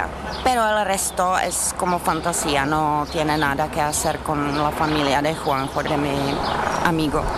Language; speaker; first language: Spanish; non-native, learner; Czech